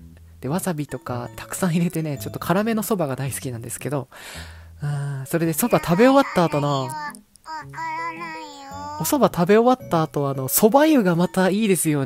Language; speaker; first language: Japanese; native; Japanese